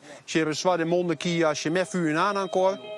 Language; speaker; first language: French; non-native, learner; Dutch